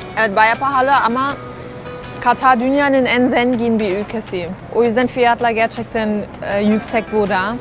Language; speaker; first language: Turkish; non-native, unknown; German